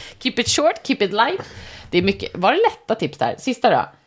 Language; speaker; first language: Swedish; native; Swedish